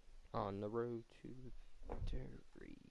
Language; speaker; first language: English; native; English